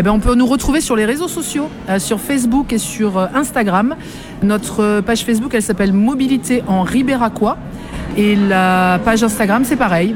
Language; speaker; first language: French; native; French